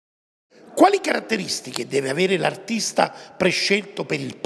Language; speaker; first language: Italian; native; Italian